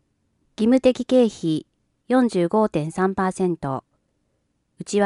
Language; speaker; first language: Japanese; native; Japanese